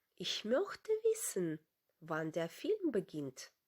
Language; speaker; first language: German; non-native, fluent; Ukrainian